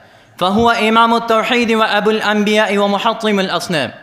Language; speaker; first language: Arabic; non-native, fluent; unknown